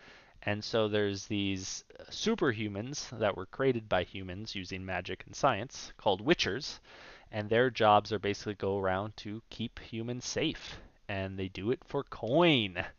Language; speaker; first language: English; native; English